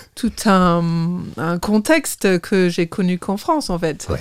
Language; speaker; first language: French; non-native, fluent; English